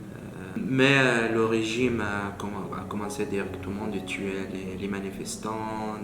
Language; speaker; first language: French; non-native, learner; Arabic